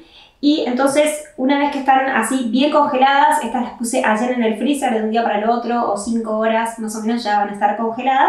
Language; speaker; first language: Spanish; native; Spanish